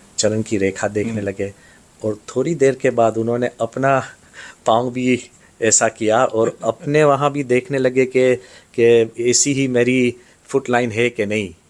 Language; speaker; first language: Hindi; non-native, fluent; Gujarati